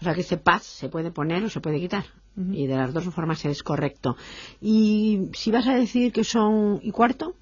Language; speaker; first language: Spanish; native; Spanish